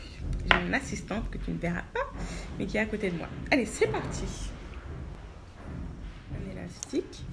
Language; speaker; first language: French; native; French